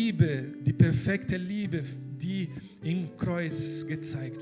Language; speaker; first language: German; non-native, fluent; Portuguese